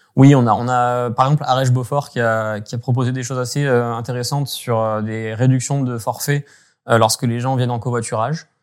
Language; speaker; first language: French; native; French